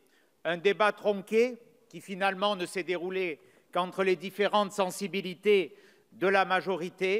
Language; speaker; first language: French; native; French